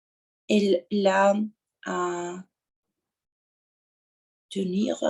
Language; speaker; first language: French; non-native, learner; Russian